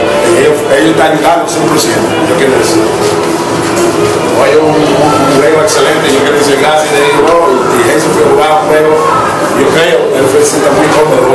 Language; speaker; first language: Spanish; non-native, learner; English